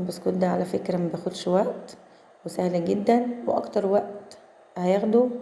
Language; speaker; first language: Arabic; native; Arabic